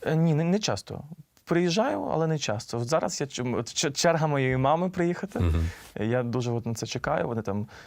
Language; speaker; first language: Ukrainian; non-native, local second language; Russian